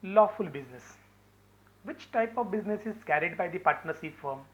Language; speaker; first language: English; non-native, local second language; Marathi